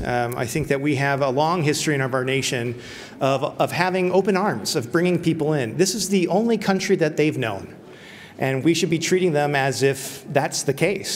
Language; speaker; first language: English; native; English